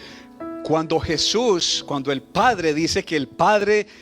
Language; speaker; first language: Spanish; native; Spanish